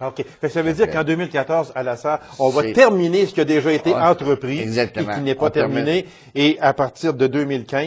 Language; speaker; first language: French; native; French